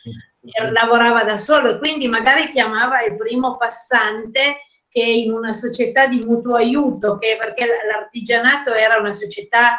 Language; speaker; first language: Italian; native; Italian